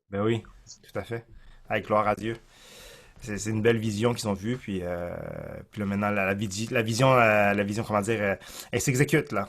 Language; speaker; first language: French; native; French